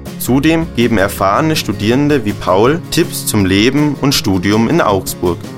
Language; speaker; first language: German; native; German